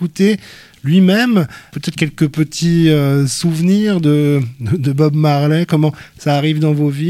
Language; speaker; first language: French; native; French